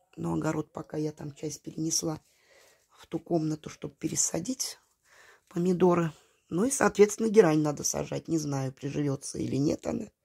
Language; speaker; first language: Russian; native; Russian